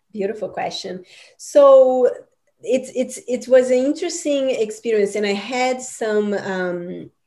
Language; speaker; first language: English; non-native, fluent; Portuguese